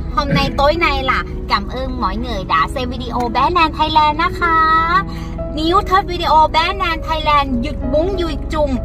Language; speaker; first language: Vietnamese; early bilingual, heritage; Vietnamese